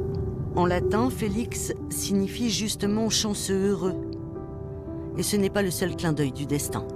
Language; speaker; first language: French; native; French